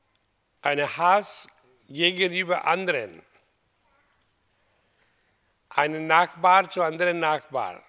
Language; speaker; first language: German; non-native, fluent; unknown